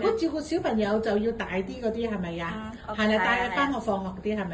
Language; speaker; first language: Cantonese; native; Cantonese